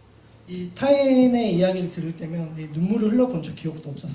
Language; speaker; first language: Korean; native; Korean